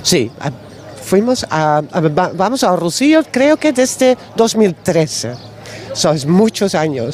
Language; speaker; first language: Spanish; non-native, learner; Dutch